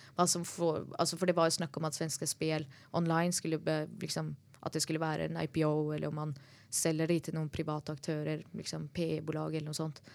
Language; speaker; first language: Norwegian; early bilingual, other home language; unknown